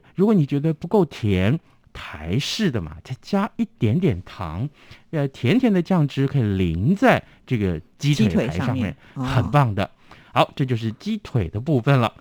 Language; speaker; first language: Chinese; non-native, local second language; Min Nan Chinese